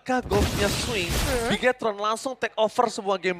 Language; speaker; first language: Indonesian; native; Indonesian